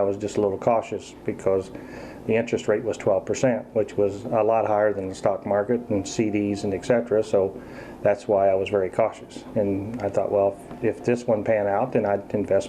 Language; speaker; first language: English; native; English